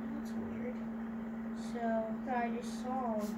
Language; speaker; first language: English; native; English